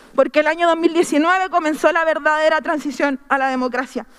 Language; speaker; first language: Spanish; native; Spanish